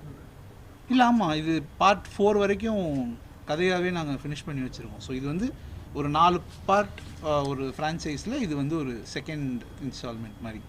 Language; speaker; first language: Tamil; native; Tamil